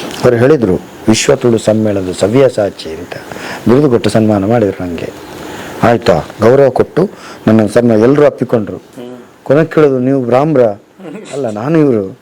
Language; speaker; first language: Kannada; non-native, local second language; Tulu